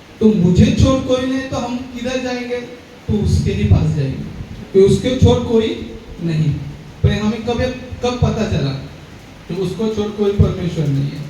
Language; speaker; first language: Hindi; non-native, local second language; Marathi